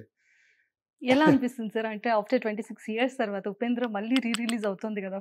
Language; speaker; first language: Telugu; native; Telugu